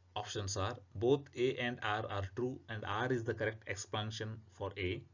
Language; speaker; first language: English; non-native, local second language; Kannada